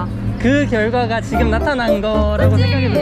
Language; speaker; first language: Korean; native; Korean